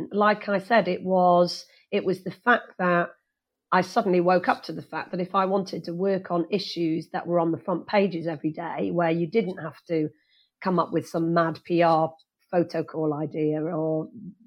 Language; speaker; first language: English; native; English